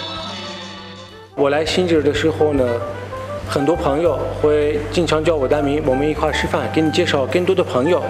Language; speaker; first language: Chinese; non-native, fluent; Persian